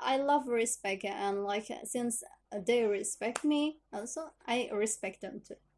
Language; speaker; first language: English; non-native, learner; Indonesian